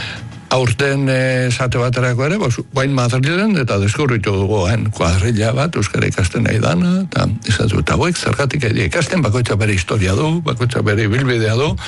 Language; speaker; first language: Basque; native; Basque